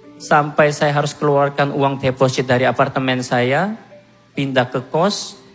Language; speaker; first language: Indonesian; non-native, fluent; Korean